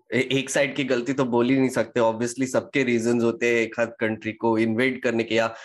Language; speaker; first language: Hindi; native; Hindi